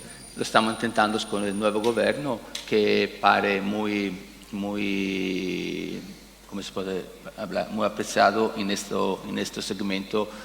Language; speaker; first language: Spanish; non-native, learner; Italian